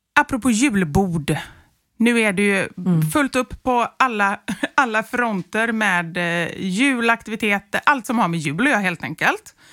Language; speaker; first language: Swedish; native; Swedish